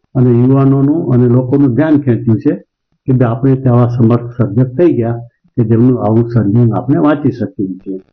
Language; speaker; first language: Gujarati; non-native, local second language; Kachhi